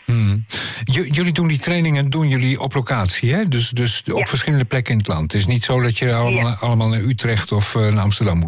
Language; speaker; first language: Dutch; native; Dutch